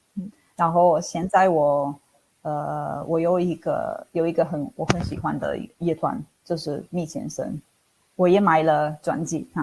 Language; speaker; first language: Chinese; non-native, fluent; Italian